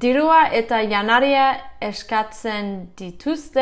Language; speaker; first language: Basque; non-native, learner; English